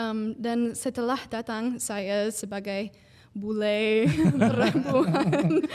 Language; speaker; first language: Indonesian; non-native, fluent; English